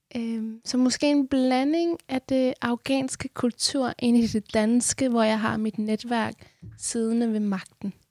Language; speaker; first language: Danish; early bilingual, other home language; Persian